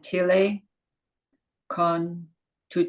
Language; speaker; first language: Italian; non-native, learner; English